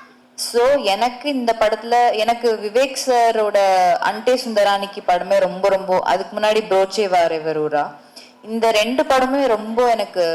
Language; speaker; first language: Tamil; early bilingual, heritage; Tamil